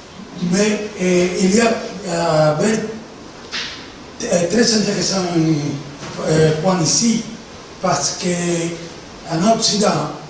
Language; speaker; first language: French; non-native, fluent; Spanish